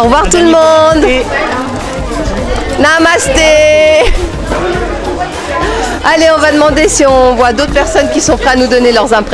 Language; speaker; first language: French; native; French